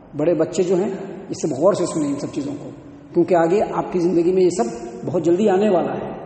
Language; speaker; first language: Urdu; native; Urdu